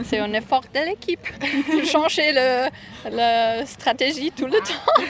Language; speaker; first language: French; non-native, learner; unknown